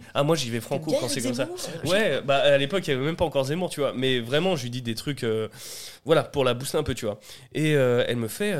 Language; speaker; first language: French; early bilingual, other home language; Portuguese